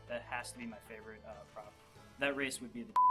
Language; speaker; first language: English; native; English